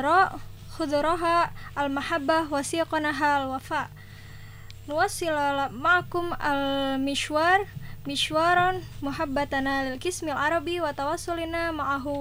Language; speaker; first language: Arabic; non-native, learner; Indonesian